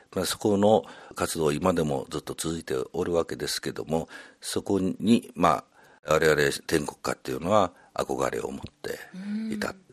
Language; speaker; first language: Japanese; native; Japanese